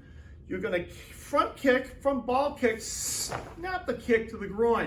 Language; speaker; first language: English; native; English